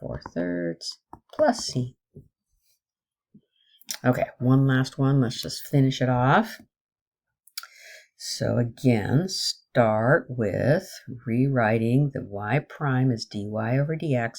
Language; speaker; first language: English; native; English